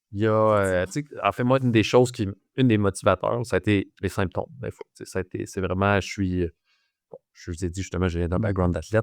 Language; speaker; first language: French; native; French